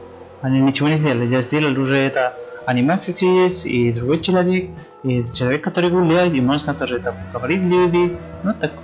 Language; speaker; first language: Russian; non-native, learner; Spanish